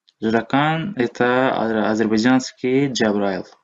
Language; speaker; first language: Russian; non-native, learner; Azerbaijani